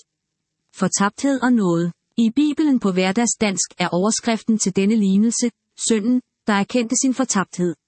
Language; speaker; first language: Danish; native; Danish